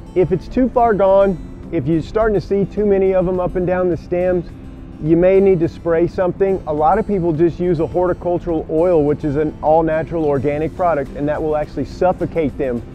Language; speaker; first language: English; native; English